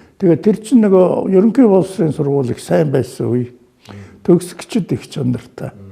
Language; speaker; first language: Mongolian; native; Mongolian